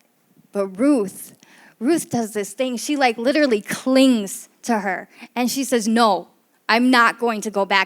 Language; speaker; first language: English; native; English